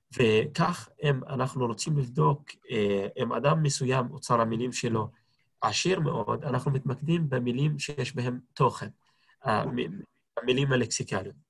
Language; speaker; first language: Hebrew; non-native, local second language; Arabic